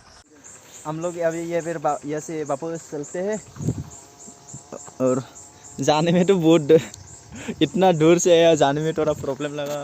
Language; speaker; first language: Hindi; non-native, local second language; Assamese